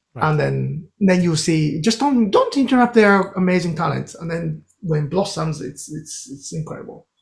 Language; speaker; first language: English; non-native, fluent; Japanese